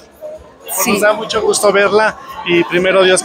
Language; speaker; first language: Spanish; native; Spanish